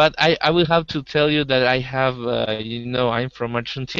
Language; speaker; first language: English; non-native, learner; Spanish